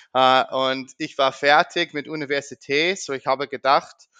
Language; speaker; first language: German; non-native, learner; English